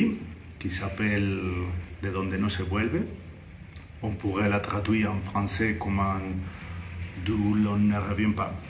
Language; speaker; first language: French; non-native, fluent; Spanish